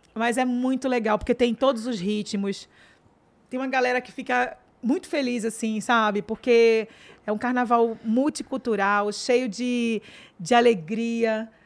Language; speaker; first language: Portuguese; native; Portuguese